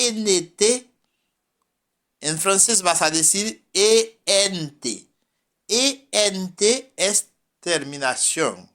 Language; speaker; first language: Spanish; non-native, fluent; French